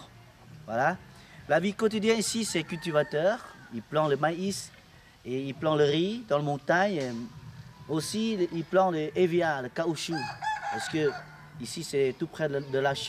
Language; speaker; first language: French; non-native, learner; Lao